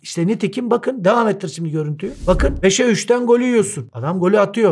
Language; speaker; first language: Turkish; native; Turkish